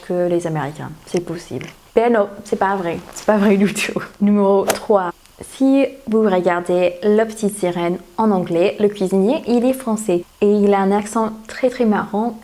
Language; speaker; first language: French; non-native, fluent; English